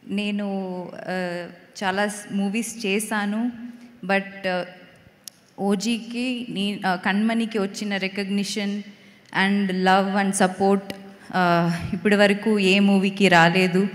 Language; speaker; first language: Telugu; non-native, fluent; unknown